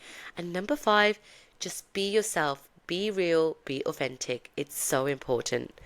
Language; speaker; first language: English; native; English